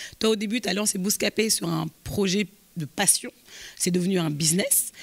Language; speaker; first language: French; native; French